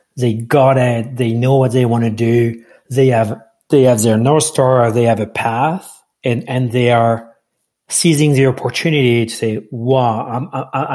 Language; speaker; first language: English; non-native, fluent; French